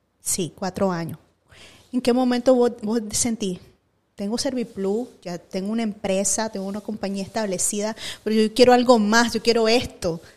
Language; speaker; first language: Spanish; native; Spanish